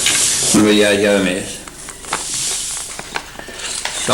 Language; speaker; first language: Catalan; native; Catalan